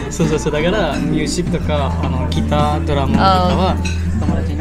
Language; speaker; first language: Japanese; non-native, fluent; Indonesian